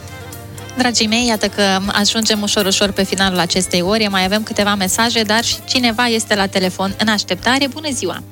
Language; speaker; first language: Romanian; native; Romanian